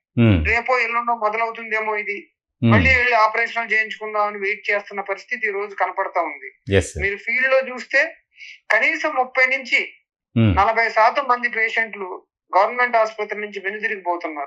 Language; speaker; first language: Telugu; native; Telugu